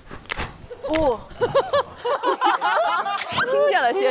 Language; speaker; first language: Chinese; native; Chinese